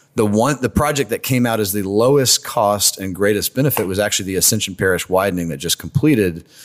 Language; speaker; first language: English; native; English